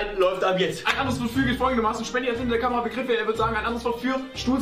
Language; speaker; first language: German; native; German